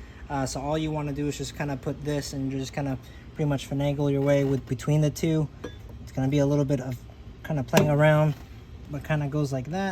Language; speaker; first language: English; native; English